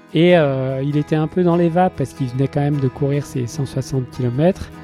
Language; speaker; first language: French; native; French